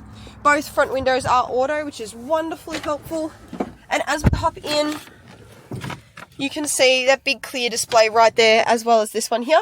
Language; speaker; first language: English; native; English